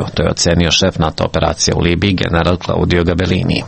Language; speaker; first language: Serbian; native; Serbian